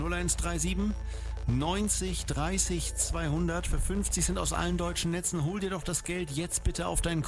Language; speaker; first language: German; native; German